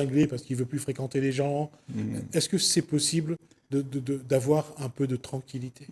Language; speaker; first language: French; native; French